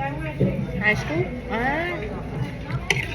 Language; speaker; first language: English; non-native, learner; Thai